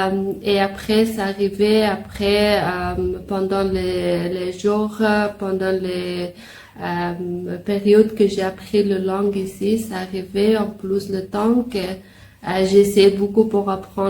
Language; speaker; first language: French; non-native, learner; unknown